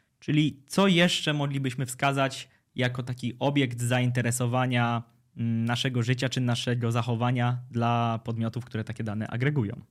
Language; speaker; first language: Polish; native; Polish